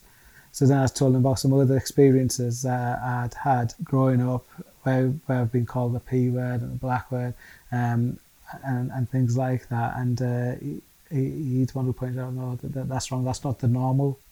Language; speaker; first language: English; native; English